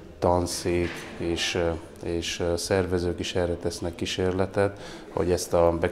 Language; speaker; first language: Hungarian; native; Hungarian